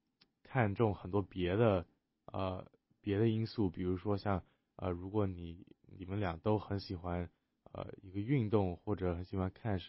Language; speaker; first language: Chinese; early bilingual, heritage; Chinese